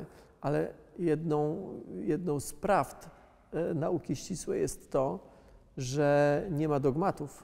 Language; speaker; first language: Polish; native; Polish